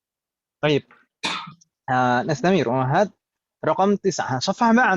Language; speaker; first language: Arabic; non-native, fluent; Indonesian